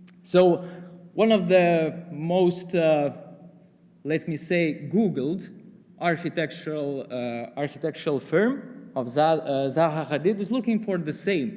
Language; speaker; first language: English; non-native, fluent; Lithuanian